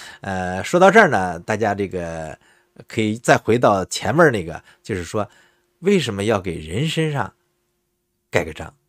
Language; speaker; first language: Chinese; native; Chinese